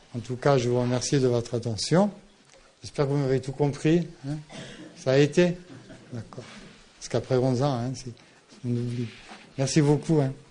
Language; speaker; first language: French; non-native, fluent; English